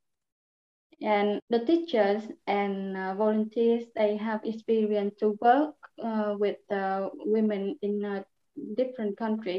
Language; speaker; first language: English; non-native, learner; Vietnamese